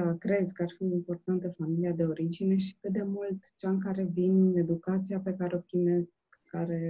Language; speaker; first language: Romanian; native; Romanian